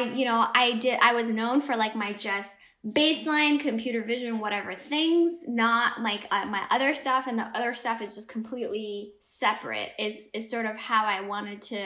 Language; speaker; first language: English; early bilingual, other home language; Amharic